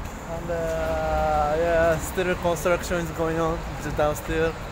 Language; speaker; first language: English; non-native, learner; Japanese